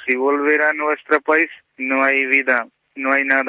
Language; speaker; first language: Spanish; non-native, learner; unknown